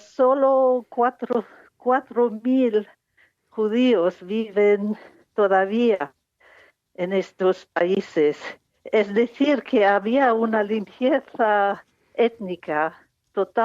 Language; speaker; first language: Spanish; non-native, fluent; English